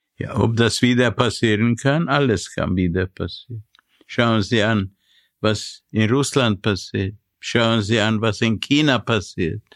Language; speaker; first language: German; non-native, fluent; Hungarian